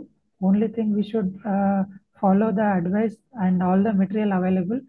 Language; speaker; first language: English; non-native, local second language; Telugu